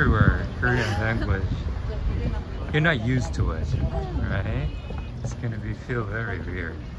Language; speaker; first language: English; non-native, fluent; Korean